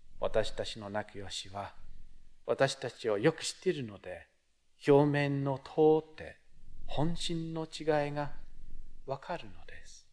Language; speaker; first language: Japanese; non-native, fluent; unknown